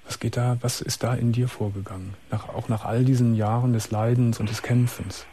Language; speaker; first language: German; native; German